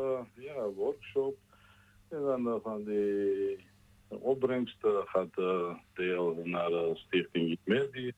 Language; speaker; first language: Dutch; non-native, learner; Georgian